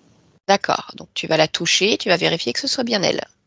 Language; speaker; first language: French; native; French